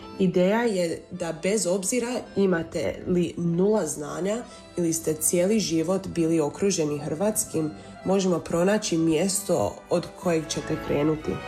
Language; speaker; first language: Croatian; early bilingual, heritage; Croatian